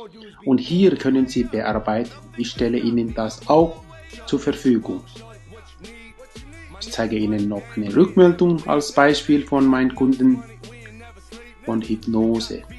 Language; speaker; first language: German; non-native, learner; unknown